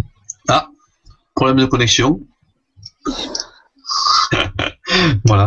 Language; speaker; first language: French; native; French